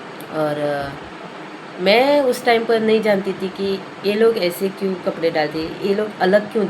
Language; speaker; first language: Hindi; non-native, local second language; Konkani